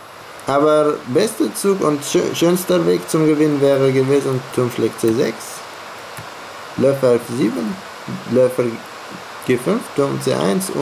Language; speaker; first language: German; non-native, fluent; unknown